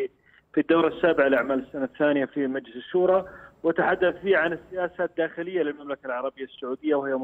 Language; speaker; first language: Arabic; native; Arabic